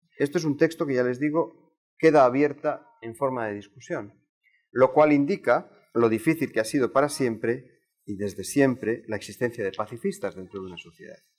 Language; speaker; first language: Spanish; native; Spanish